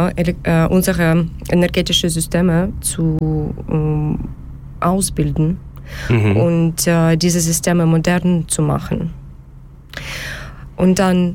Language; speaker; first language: German; non-native, learner; Ukrainian